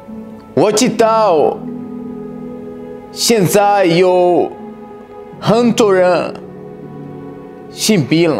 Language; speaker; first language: Chinese; non-native, learner; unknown